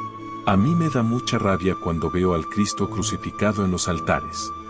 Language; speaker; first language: Spanish; native; Spanish